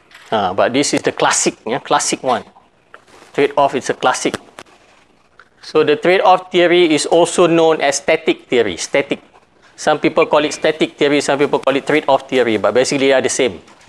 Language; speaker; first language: English; non-native, local second language; Malay